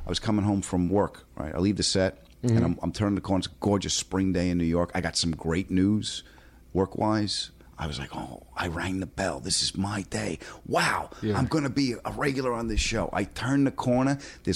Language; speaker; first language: English; native; English